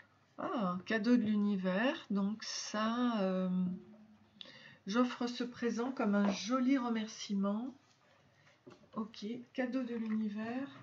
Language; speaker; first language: French; native; French